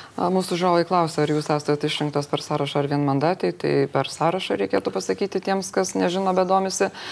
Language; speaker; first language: Lithuanian; native; Lithuanian